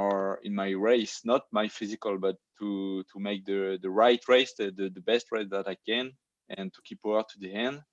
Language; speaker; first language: English; non-native, learner; French